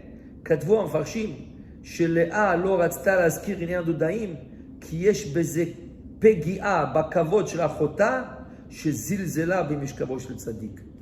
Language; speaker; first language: Hebrew; non-native, fluent; French